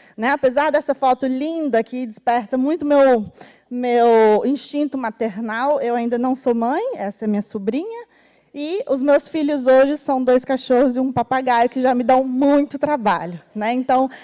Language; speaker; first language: Portuguese; native; Portuguese